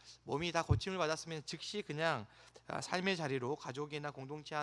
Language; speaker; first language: Korean; native; Korean